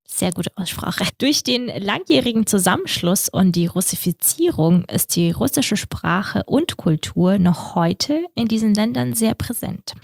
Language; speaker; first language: German; early bilingual, other home language; Russian